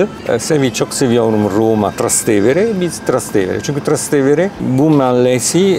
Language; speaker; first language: Turkish; non-native, learner; Italian